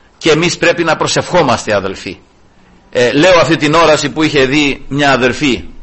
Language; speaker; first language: Greek; early bilingual, heritage; Greek